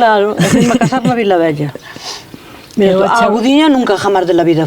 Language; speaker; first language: Galician; native; Galician